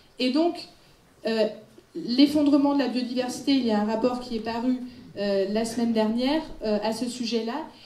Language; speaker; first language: French; non-native, fluent; Dutch